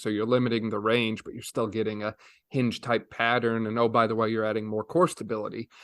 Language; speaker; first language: English; native; English